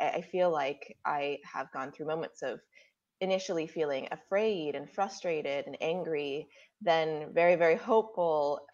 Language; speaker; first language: English; native; English